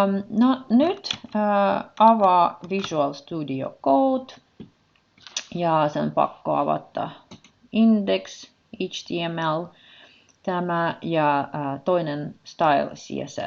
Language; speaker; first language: Finnish; non-native, learner; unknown